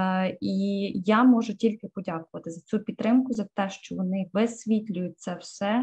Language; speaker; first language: Ukrainian; native; Ukrainian